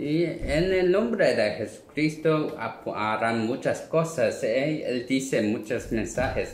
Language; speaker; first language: Spanish; non-native, learner; Korean